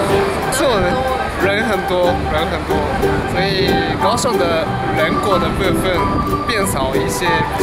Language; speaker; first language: Chinese; non-native, fluent; Japanese